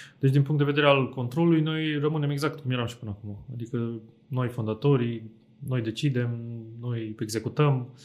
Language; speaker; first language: Romanian; native; Romanian